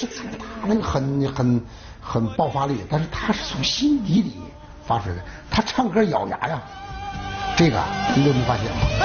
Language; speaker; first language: Chinese; native; Chinese